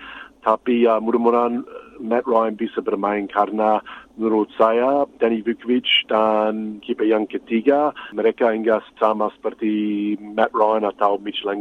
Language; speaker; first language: Indonesian; non-native, fluent; English